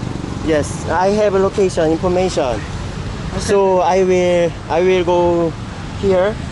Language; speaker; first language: English; non-native, learner; Korean